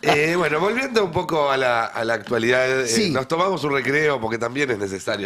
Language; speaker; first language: Spanish; native; Spanish